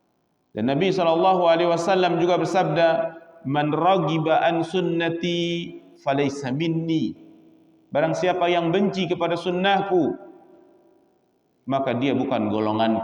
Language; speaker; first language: Indonesian; native; Indonesian